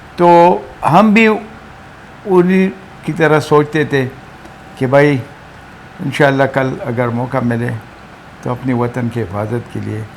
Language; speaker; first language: Urdu; non-native, local second language; Pashto